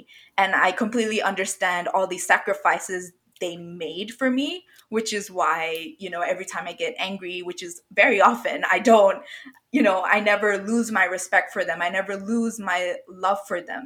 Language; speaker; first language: English; non-native, local second language; Bangla